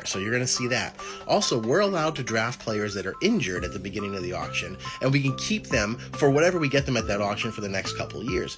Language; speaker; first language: English; native; English